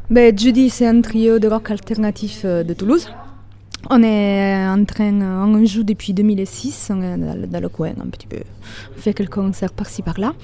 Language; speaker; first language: French; non-native, fluent; Italian